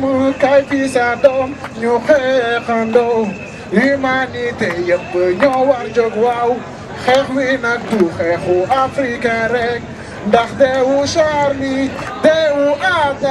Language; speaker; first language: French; non-native, local second language; Wolof